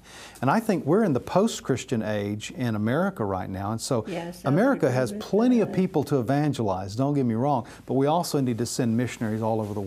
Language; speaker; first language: English; native; English